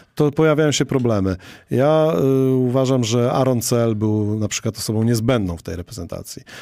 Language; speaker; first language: Polish; native; Polish